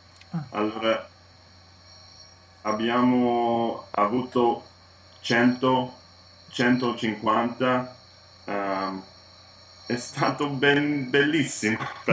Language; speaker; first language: Italian; non-native, learner; English